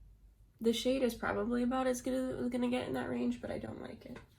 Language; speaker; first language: English; native; English